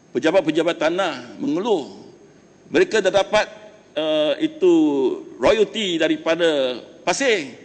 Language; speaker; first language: Malay; non-native, local second language; Chinese